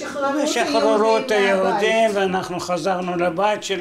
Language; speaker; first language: Hebrew; non-native, fluent; Arabic